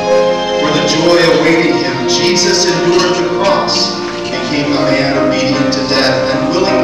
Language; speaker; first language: English; native; English